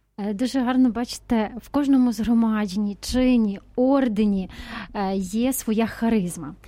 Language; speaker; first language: Ukrainian; native; Ukrainian